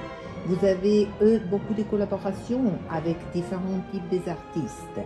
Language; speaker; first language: French; non-native, learner; Serbian